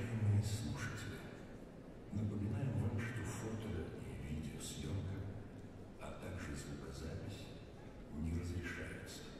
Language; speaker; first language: Russian; native; Russian